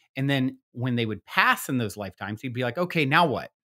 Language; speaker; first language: English; native; English